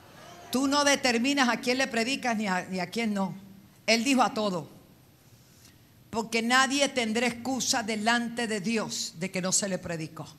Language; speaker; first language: Spanish; native; Spanish